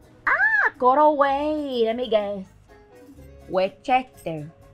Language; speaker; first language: English; early bilingual, other home language; Spanish